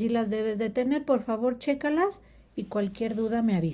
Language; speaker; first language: Spanish; native; Spanish